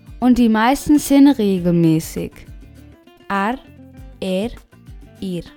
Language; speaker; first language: German; non-native, fluent; Spanish